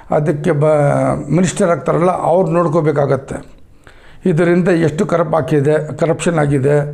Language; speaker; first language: Kannada; non-native, local second language; Urdu